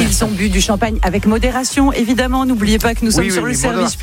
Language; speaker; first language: French; native; French